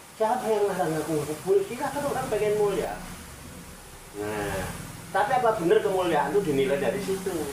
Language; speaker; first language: Indonesian; non-native, local second language; Javanese